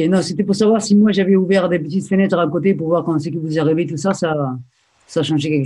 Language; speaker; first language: French; native; French